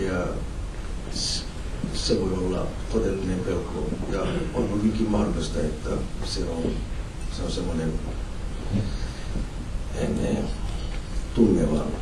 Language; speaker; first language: Finnish; non-native, fluent; Somali